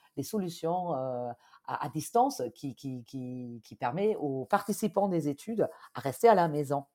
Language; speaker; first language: French; non-native, fluent; German